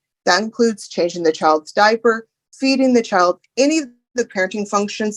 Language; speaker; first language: English; native; English